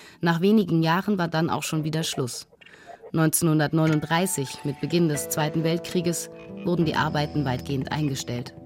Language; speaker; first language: German; native; German